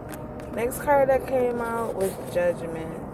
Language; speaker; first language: English; native; English